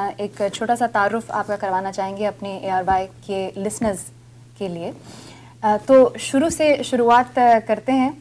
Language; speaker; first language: Urdu; native; Urdu